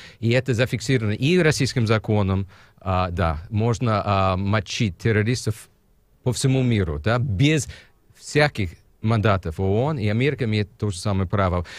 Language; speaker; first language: Russian; non-native, fluent; English